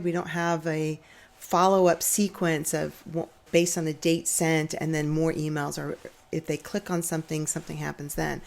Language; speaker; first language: English; native; English